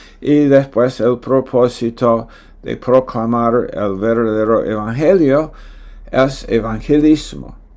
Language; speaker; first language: Spanish; non-native, fluent; English